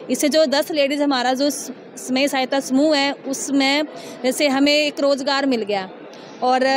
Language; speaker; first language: Hindi; native; Hindi